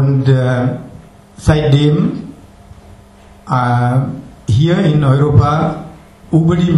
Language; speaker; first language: German; non-native, learner; Sinhala